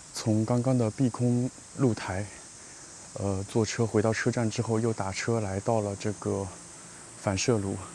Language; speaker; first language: Chinese; native; Chinese